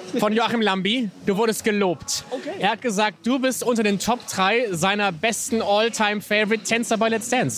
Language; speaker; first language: German; native; German